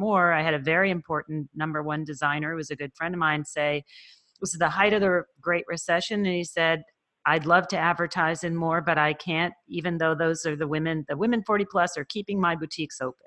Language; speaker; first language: English; native; English